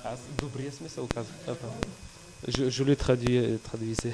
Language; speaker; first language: French; non-native, fluent; Bulgarian